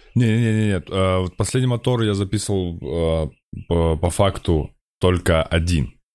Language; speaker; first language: Russian; native; Russian